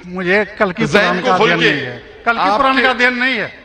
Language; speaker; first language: Hindi; native; Hindi